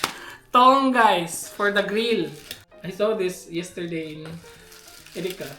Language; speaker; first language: English; non-native, local second language; Filipino